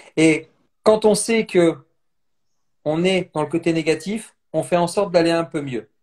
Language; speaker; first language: French; native; French